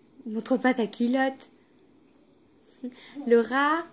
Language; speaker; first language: French; native; French